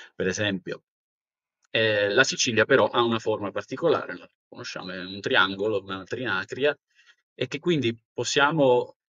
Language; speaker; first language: Italian; native; Italian